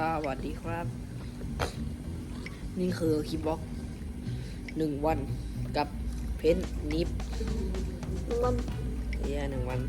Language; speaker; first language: Thai; native; Thai